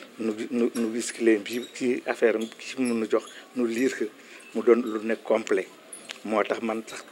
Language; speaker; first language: Wolof; native; Wolof